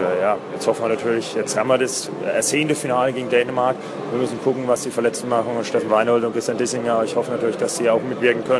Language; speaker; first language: German; native; German